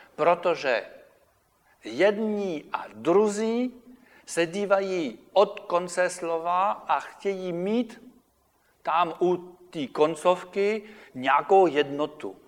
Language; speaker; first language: Czech; non-native, fluent; French